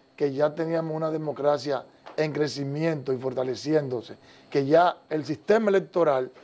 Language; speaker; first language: Spanish; native; Spanish